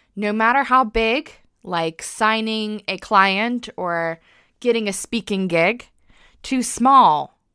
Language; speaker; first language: English; native; English